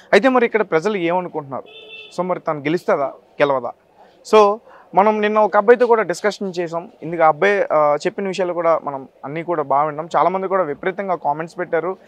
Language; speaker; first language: Telugu; native; Telugu